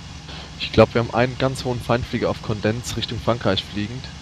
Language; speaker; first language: German; native; German